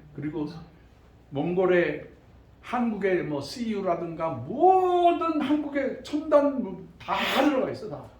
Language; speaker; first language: Korean; native; Korean